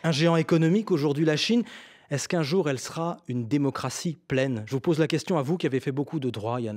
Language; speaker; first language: French; native; French